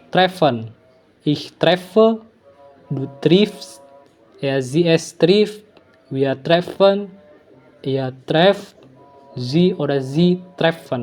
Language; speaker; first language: German; non-native, fluent; Indonesian